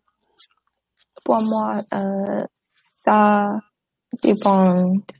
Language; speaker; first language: French; non-native, learner; English